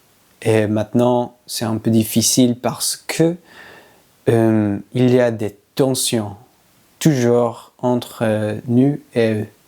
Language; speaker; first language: French; non-native, learner; English